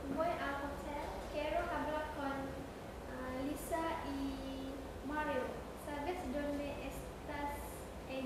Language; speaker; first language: Spanish; non-native, learner; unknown